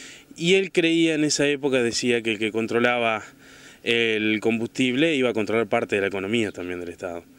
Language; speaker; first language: Spanish; native; Spanish